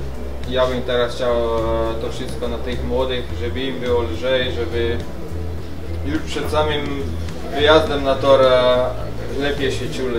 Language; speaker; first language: Polish; non-native, fluent; Croatian